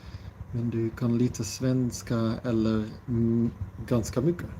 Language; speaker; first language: Swedish; non-native, fluent; Dutch